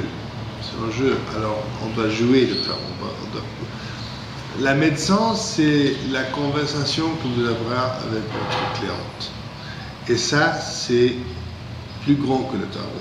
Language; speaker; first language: French; non-native, fluent; English